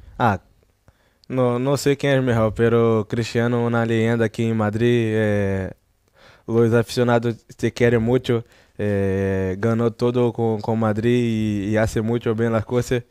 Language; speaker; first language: Spanish; non-native, learner; Portuguese